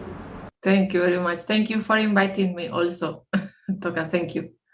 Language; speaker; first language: English; non-native, fluent; Spanish